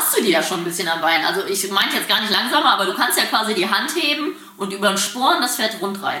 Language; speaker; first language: German; native; German